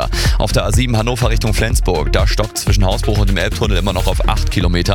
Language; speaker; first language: German; native; German